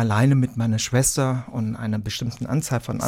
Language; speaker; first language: German; early bilingual, other home language; Vietnamese